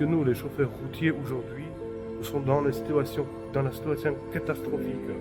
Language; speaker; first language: French; non-native, fluent; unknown